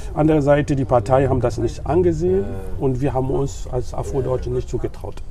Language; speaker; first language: German; non-native, learner; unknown